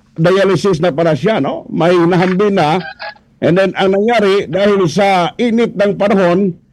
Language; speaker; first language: Filipino; non-native, local second language; Cebuano